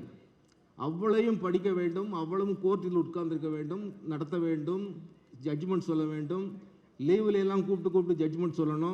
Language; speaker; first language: Tamil; native; Tamil